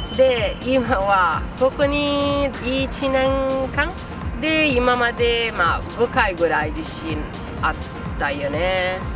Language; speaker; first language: Japanese; non-native, fluent; Italian